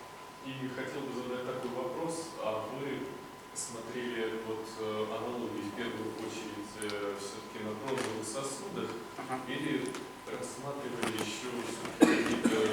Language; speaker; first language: Russian; native; Russian